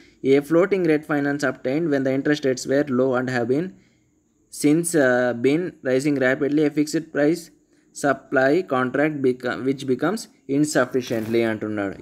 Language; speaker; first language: English; non-native, local second language; Telugu